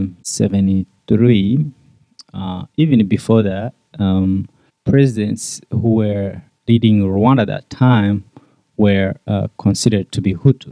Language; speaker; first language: English; non-native, local second language; Kinyarwanda